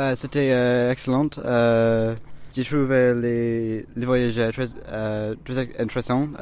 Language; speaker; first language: French; non-native, learner; English